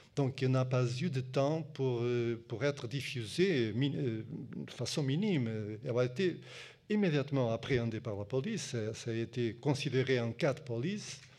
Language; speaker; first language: French; non-native, fluent; Portuguese